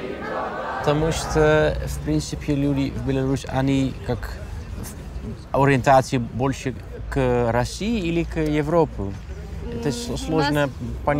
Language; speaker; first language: Russian; non-native, fluent; Dutch